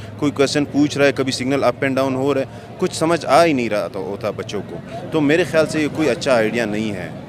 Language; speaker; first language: Urdu; non-native, local second language; Pashto